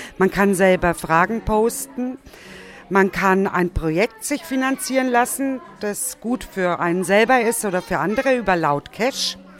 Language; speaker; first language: German; native; German